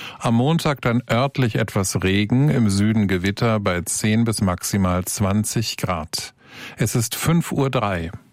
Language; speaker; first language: German; native; German